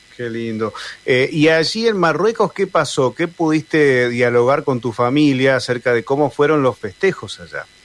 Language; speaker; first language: Spanish; native; Spanish